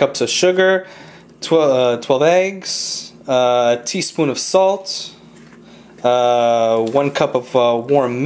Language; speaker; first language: English; early bilingual, other home language; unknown